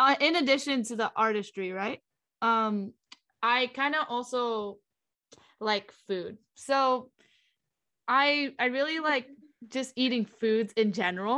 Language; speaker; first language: English; non-native, fluent; Vietnamese